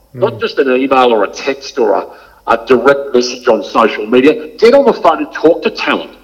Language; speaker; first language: English; native; English